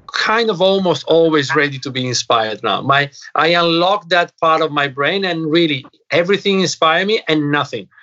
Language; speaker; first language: English; non-native, fluent; Italian